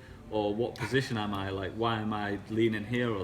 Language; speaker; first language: English; native; English